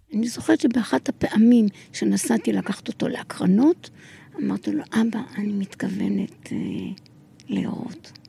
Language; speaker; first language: Hebrew; early bilingual, other home language; Arabic